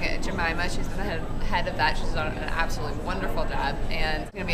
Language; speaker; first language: English; native; English